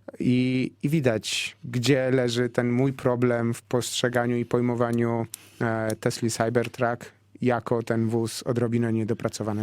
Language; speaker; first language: Polish; native; Polish